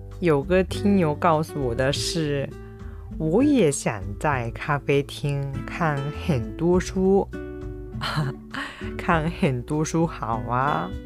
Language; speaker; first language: Chinese; non-native, fluent; Japanese